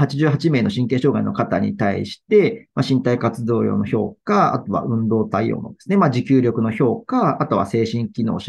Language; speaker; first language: Japanese; native; Japanese